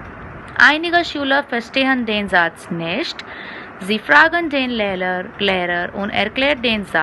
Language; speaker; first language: German; non-native, fluent; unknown